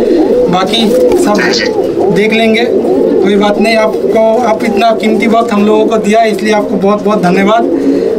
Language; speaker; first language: Hindi; non-native, local second language; Bangla